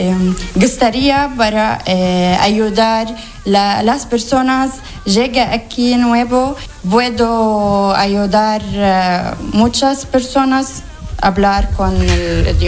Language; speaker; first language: Spanish; non-native, learner; Arabic